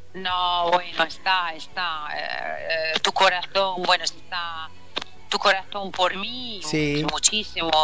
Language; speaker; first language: Spanish; non-native, learner; Italian